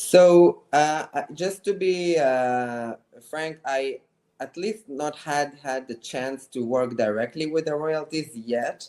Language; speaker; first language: English; non-native, fluent; Hebrew